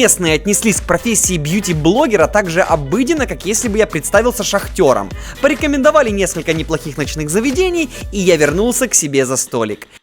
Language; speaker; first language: Russian; native; Russian